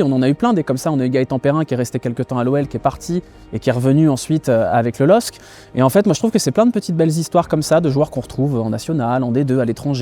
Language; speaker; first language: French; native; French